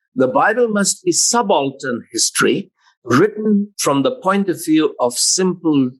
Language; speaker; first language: English; non-native, local second language; Hindi